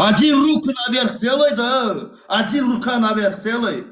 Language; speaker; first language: Russian; non-native, learner; Turkmen